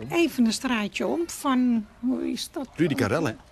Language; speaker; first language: Dutch; native; Dutch